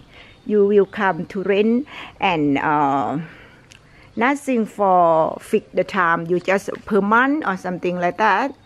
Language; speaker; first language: English; non-native, learner; Thai